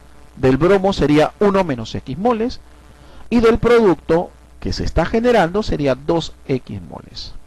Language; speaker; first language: Spanish; native; Spanish